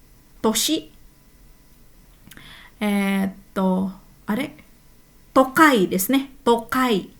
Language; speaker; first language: Japanese; non-native, fluent; Indonesian